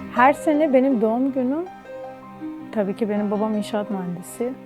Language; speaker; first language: Turkish; non-native, learner; Persian